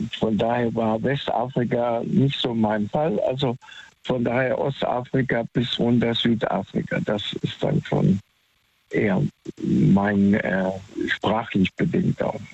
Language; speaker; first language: German; native; German